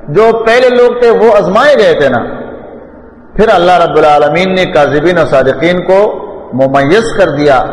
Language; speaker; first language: Urdu; non-native, local second language; Pashto